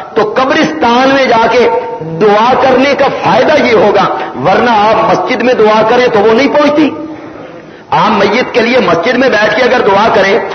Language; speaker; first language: Urdu; non-native, local second language; Punjabi